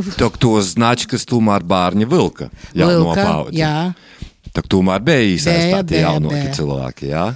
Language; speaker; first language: Latvian; native; Latvian